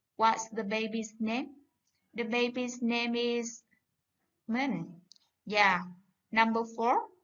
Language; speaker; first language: English; non-native, fluent; Vietnamese